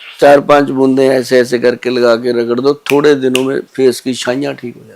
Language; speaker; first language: Hindi; native; Hindi